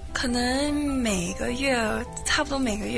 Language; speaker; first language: Chinese; early bilingual, heritage; Chinese